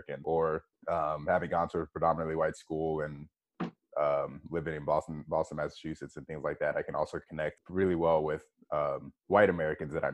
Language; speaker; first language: English; native; English